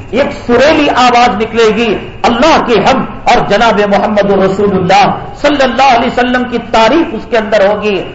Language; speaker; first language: Urdu; native; Urdu